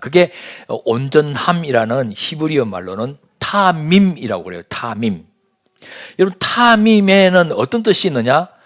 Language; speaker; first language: Korean; native; Korean